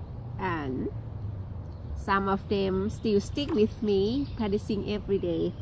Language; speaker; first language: English; non-native, learner; Thai